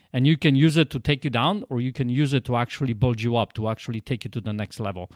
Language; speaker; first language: English; non-native, fluent; Polish